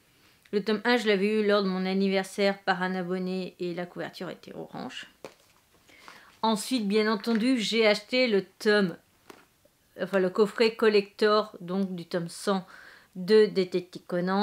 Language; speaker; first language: French; native; French